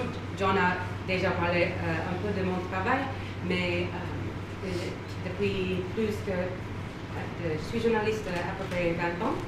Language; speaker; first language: French; non-native, fluent; English